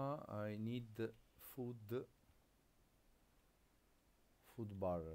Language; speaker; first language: English; non-native, learner; Italian